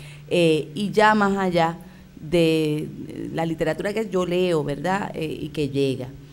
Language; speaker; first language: Spanish; native; Spanish